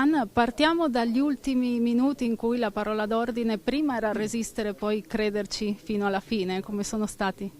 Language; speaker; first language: Italian; native; Italian